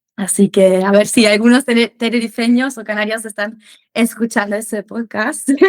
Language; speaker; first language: Spanish; non-native, fluent; German